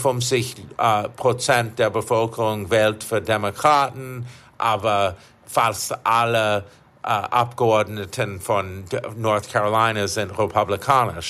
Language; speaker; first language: German; non-native, fluent; English